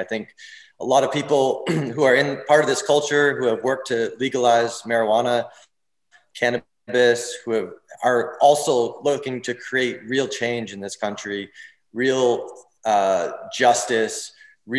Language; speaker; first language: English; native; English